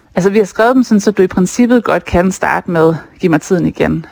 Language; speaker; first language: Danish; native; Danish